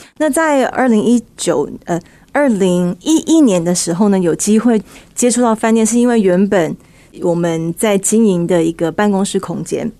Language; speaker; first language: Chinese; early bilingual, heritage; Chinese